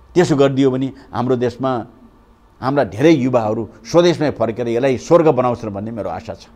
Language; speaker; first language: Nepali; native; Nepali